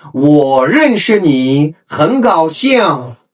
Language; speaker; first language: Chinese; non-native, fluent; Kazakh